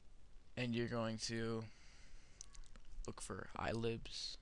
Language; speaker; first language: English; native; English